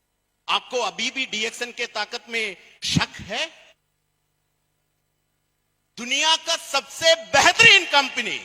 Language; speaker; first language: Hindi; non-native, fluent; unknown